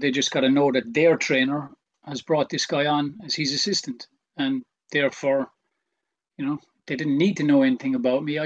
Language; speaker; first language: English; native; English